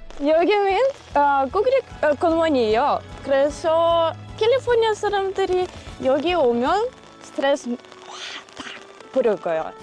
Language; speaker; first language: Korean; non-native, learner; English